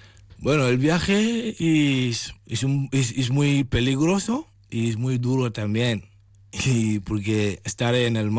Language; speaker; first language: Spanish; non-native, learner; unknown